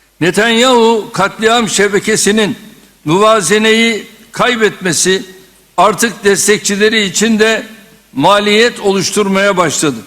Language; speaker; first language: Turkish; native; Turkish